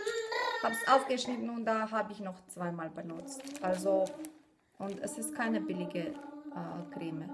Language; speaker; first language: German; non-native, fluent; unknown